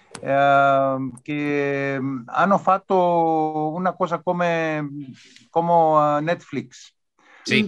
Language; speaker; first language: Italian; non-native, learner; Greek